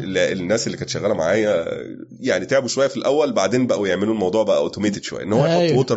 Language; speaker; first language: Arabic; native; Arabic